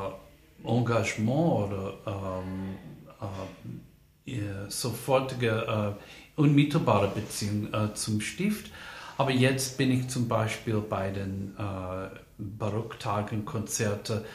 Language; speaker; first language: German; non-native, fluent; English